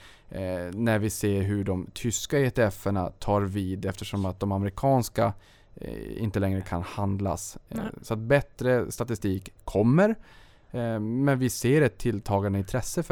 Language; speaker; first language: Swedish; native; Swedish